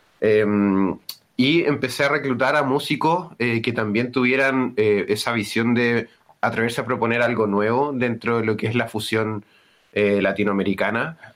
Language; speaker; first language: Spanish; native; Spanish